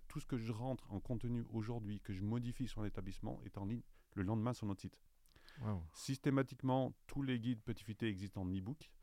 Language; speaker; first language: French; native; French